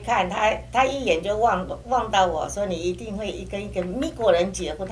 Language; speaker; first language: Chinese; native; Chinese